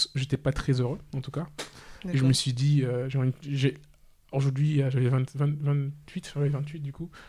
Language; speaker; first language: French; non-native, local second language; Wolof